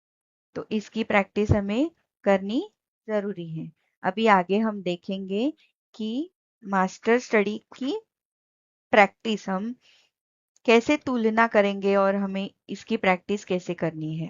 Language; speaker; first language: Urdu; non-native, local second language; Marathi